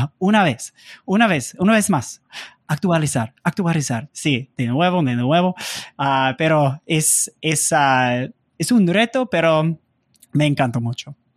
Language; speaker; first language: Spanish; non-native, learner; English